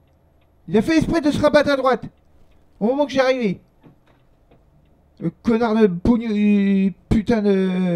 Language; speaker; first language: French; native; French